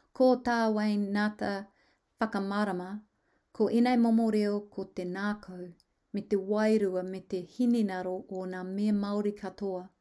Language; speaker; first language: Māori; non-native, local second language; English